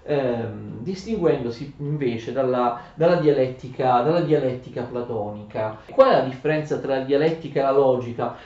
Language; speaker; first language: Italian; native; Italian